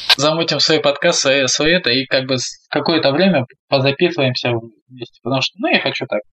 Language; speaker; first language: Russian; native; Russian